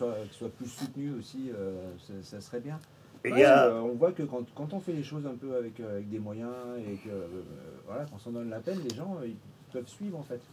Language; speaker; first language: French; native; French